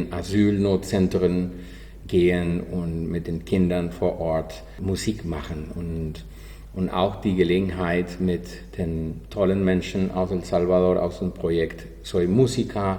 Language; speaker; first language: German; non-native, learner; Spanish